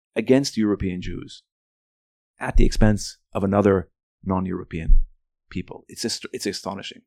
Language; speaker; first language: English; early bilingual, other home language; Arabic